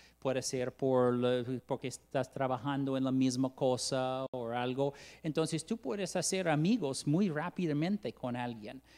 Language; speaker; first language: Spanish; non-native, fluent; English